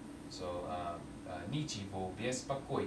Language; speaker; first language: Russian; non-native, learner; English